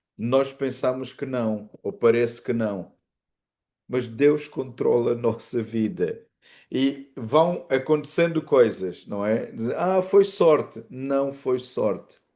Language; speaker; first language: Portuguese; native; Portuguese